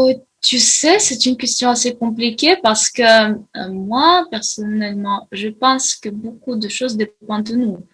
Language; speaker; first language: French; non-native, fluent; Russian